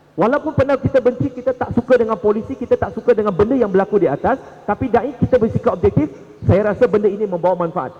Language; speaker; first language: Malay; non-native, local second language; Chinese